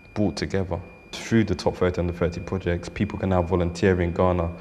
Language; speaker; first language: English; native; English